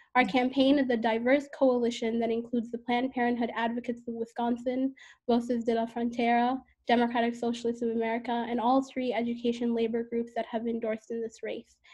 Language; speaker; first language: English; native; English